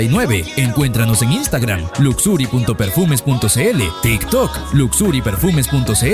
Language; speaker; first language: Spanish; native; Spanish